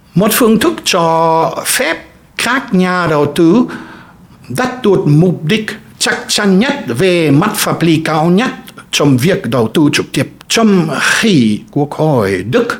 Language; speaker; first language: Vietnamese; non-native, fluent; German